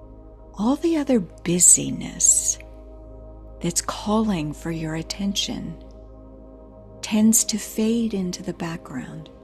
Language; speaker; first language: English; native; English